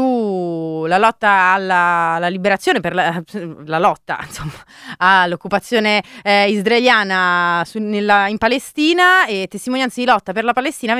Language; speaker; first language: Italian; native; Italian